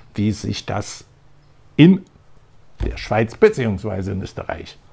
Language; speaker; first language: German; non-native, fluent; Polish